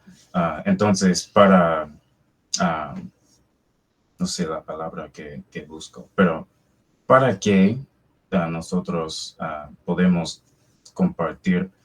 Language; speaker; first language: Spanish; non-native, fluent; English